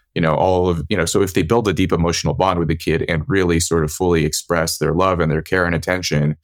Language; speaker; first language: English; native; English